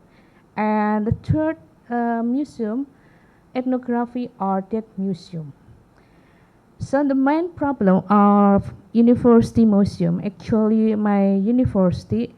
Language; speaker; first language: English; non-native, learner; Indonesian